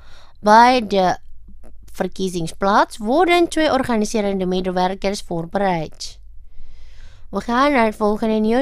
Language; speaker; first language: Dutch; non-native, learner; Indonesian